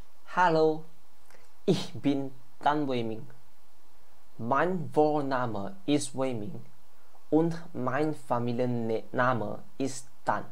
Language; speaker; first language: German; non-native, learner; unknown